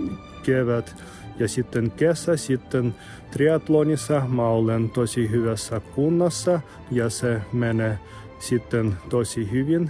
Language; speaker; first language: Finnish; non-native, fluent; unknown